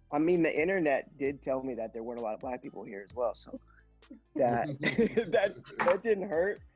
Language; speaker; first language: English; native; English